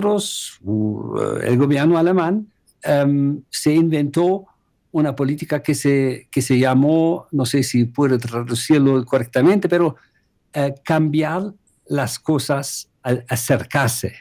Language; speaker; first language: Spanish; non-native, fluent; German